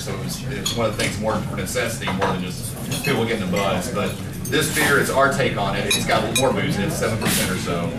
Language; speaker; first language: English; native; English